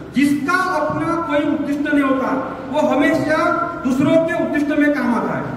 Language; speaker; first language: Hindi; non-native, local second language; Marathi